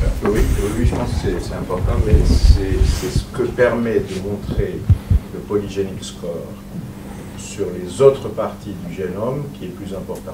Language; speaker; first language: French; native; French